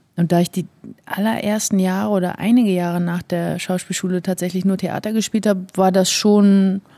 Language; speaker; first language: German; native; German